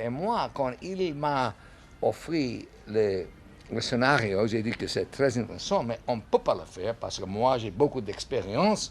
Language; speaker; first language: French; non-native, learner; English